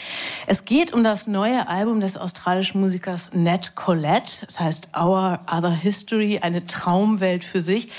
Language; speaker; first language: German; native; German